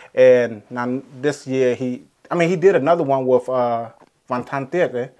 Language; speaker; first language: English; native; English